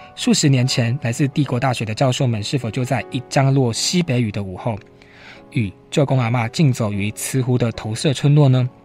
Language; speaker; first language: Chinese; native; Chinese